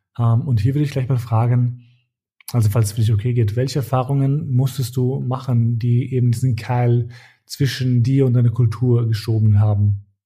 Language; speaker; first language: German; early bilingual, other home language; Albanian